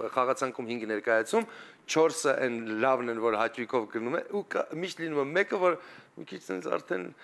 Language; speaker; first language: Armenian; native; Armenian